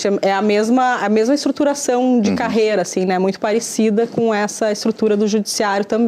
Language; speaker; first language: Portuguese; native; Portuguese